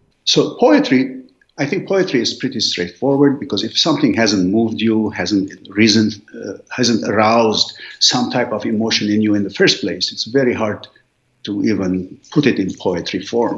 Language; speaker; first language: English; non-native, fluent; Arabic